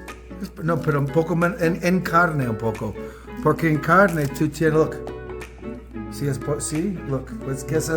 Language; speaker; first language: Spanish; non-native, learner; English